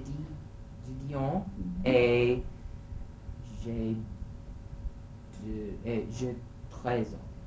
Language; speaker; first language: French; non-native, learner; English